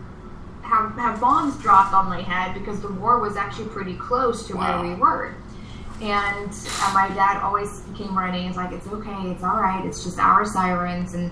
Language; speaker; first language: English; non-native, fluent; German